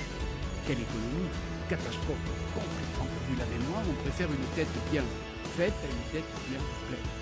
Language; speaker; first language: French; native; French